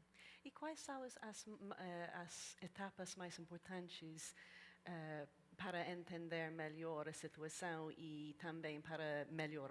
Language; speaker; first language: Portuguese; non-native, learner; English